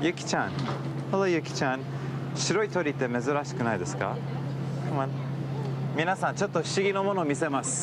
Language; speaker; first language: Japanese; early bilingual, heritage; English